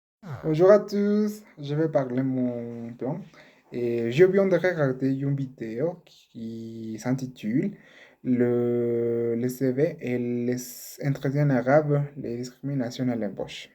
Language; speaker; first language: French; non-native, learner; Spanish